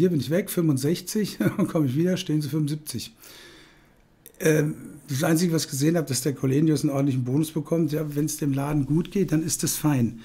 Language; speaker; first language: German; native; German